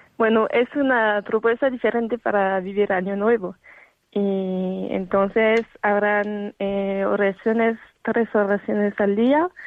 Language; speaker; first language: Spanish; non-native, fluent; French